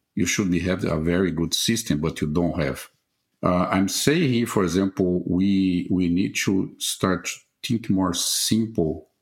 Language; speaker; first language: English; non-native, fluent; Portuguese